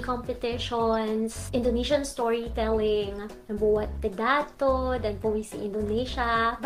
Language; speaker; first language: Indonesian; non-native, fluent; Filipino